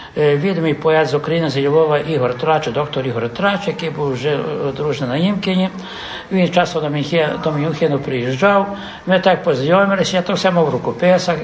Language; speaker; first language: Ukrainian; early bilingual, heritage; Ukrainian